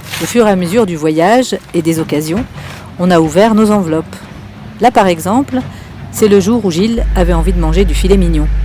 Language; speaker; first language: French; native; French